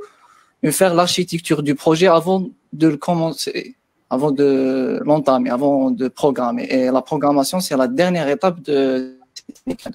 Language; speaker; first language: French; non-native, local second language; Arabic